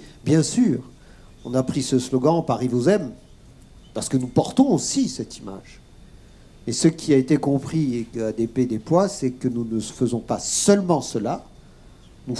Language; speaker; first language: French; native; French